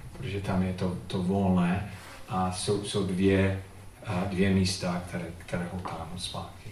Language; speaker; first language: Czech; non-native, fluent; English